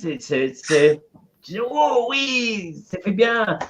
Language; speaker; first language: French; non-native, learner; English